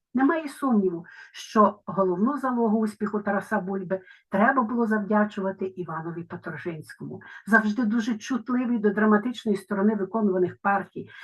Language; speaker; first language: Ukrainian; native; Ukrainian